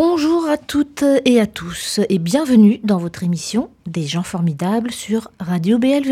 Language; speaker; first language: French; native; French